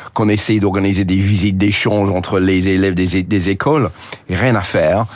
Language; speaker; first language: French; non-native, fluent; English